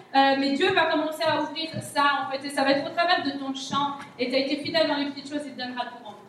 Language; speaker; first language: French; native; French